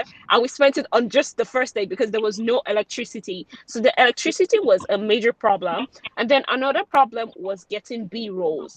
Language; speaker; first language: English; non-native, local second language; Yoruba